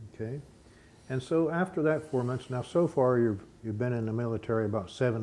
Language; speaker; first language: English; native; English